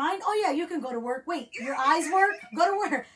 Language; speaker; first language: English; native; English